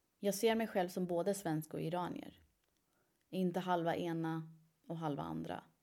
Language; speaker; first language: Swedish; early bilingual, other home language; Persian